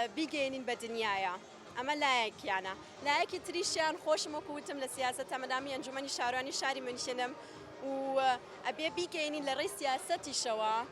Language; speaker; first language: Central Kurdish; early bilingual, heritage; Central Kurdish